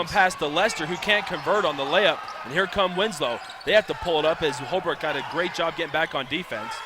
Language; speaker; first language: English; native; English